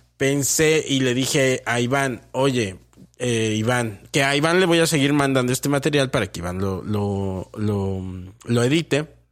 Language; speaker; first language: Spanish; native; Spanish